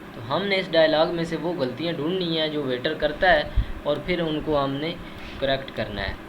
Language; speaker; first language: Urdu; native; Urdu